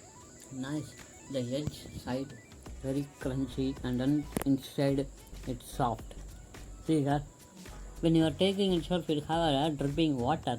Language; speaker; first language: English; non-native, local second language; Tamil